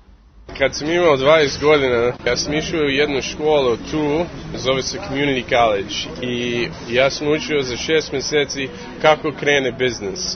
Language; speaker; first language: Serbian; early bilingual, heritage; English